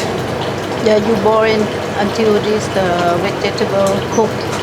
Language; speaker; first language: English; non-native, learner; Thai